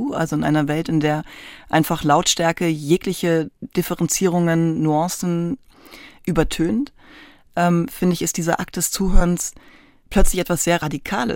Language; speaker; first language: German; native; German